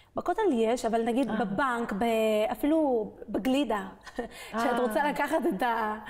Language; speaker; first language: Hebrew; early bilingual, other home language; French